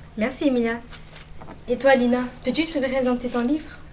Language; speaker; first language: French; native; French